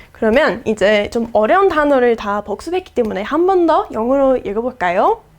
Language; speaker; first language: Korean; non-native, fluent; English